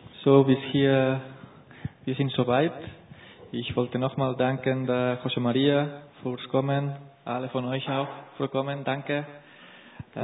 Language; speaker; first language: German; non-native, learner; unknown